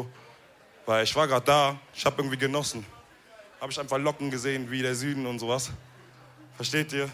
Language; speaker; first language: German; early bilingual, other home language; Wolof